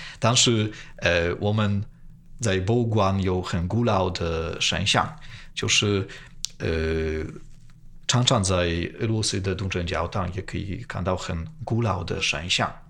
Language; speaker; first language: Chinese; non-native, fluent; Polish